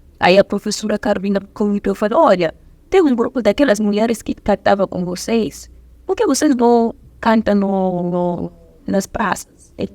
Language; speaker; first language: Portuguese; non-native, fluent; Zulu